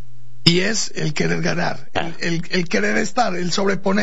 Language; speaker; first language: Spanish; native; Spanish